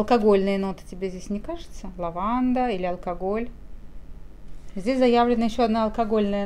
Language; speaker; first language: Russian; native; Russian